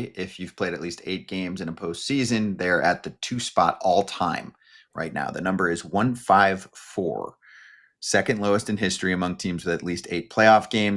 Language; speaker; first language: English; native; English